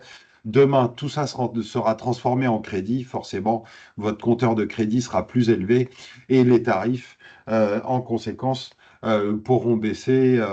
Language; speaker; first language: French; native; French